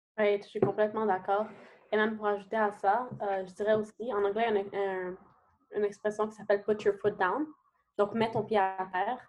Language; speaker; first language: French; early bilingual, other home language; Arabic